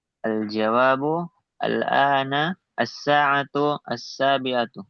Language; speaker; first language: Arabic; non-native, learner; Indonesian